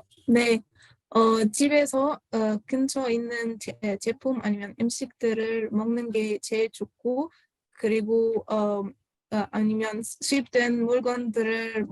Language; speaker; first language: Korean; non-native, fluent; Arabic